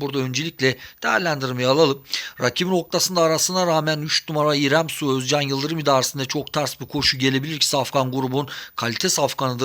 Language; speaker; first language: Turkish; native; Turkish